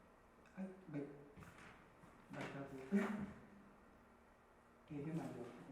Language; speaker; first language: Basque; early bilingual, other home language; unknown